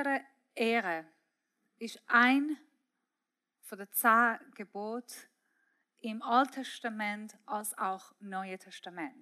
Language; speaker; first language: German; non-native, fluent; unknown